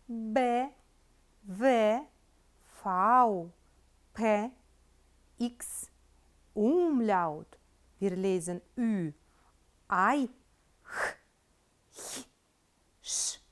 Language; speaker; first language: German; non-native, fluent; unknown